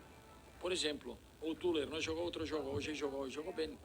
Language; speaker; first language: Portuguese; non-native, learner; Spanish